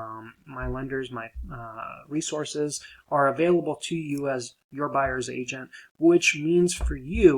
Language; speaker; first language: English; native; English